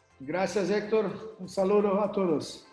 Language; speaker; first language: Spanish; non-native, learner; Portuguese